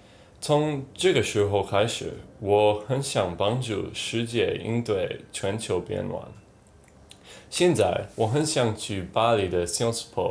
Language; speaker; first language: Chinese; non-native, learner; English